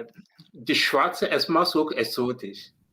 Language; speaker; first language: German; non-native, learner; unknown